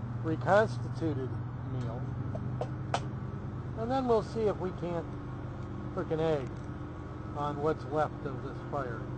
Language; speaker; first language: English; native; English